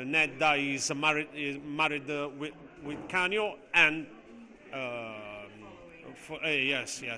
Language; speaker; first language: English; non-native, learner; Italian